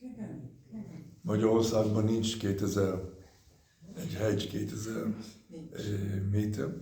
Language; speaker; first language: Hungarian; early bilingual, heritage; Hungarian